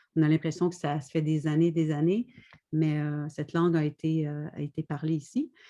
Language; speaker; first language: French; native; French